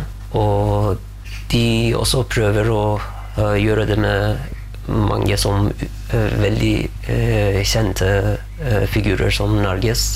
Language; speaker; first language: Norwegian; non-native, fluent; Persian